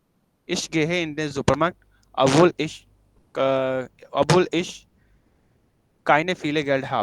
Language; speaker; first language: German; non-native, learner; Urdu